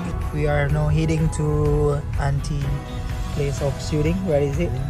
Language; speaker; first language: English; non-native, learner; Indonesian